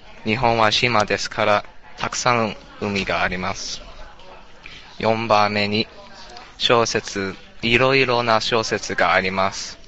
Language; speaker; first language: Japanese; non-native, learner; English